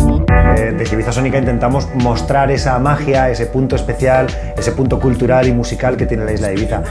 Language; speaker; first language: Spanish; native; Spanish